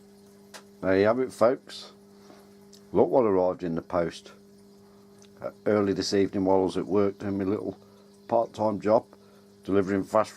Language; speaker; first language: English; native; English